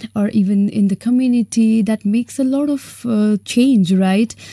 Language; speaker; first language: English; non-native, local second language; Nepali